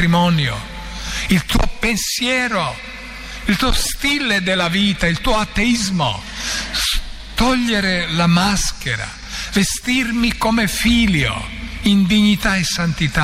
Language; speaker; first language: Italian; non-native, fluent; Croatian